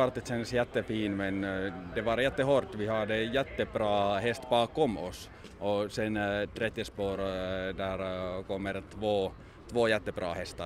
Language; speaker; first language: Swedish; non-native, learner; Finnish